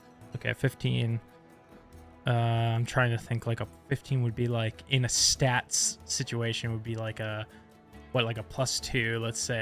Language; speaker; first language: English; native; English